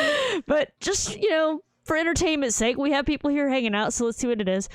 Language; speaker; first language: English; native; English